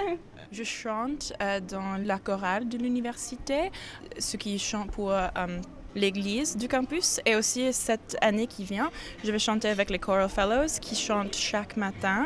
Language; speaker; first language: French; non-native, learner; English